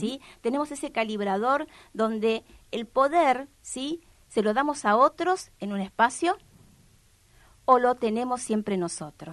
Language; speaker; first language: Spanish; native; Spanish